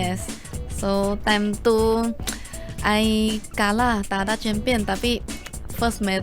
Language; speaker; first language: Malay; non-native, local second language; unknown